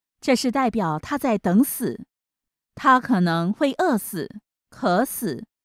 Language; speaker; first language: Chinese; native; Chinese